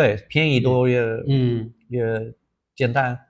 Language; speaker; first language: Chinese; non-native, fluent; English